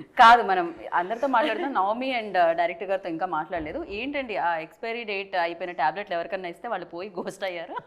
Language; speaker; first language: Telugu; native; Telugu